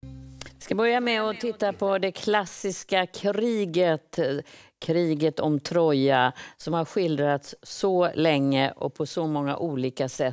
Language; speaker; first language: Swedish; native; Swedish